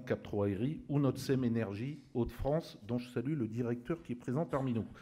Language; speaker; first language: French; native; French